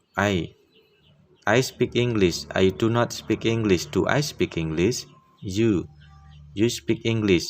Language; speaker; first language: English; non-native, fluent; Indonesian